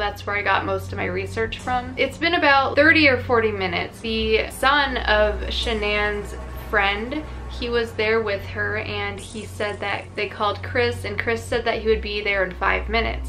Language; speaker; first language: English; native; English